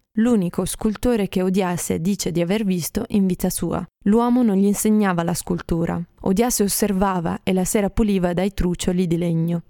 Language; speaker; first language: Italian; native; Italian